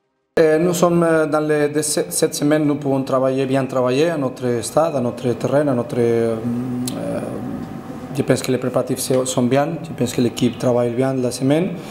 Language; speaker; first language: French; non-native, fluent; Spanish